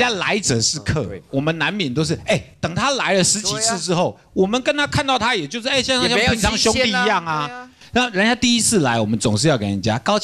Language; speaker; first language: Chinese; native; Chinese